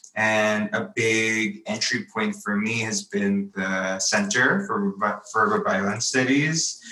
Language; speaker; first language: English; native; English